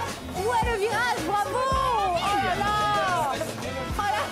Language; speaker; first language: French; native; French